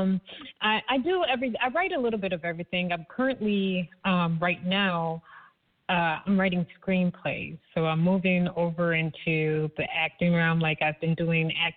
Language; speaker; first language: English; native; English